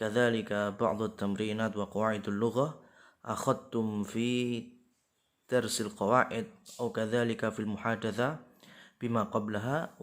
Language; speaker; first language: Arabic; non-native, fluent; Indonesian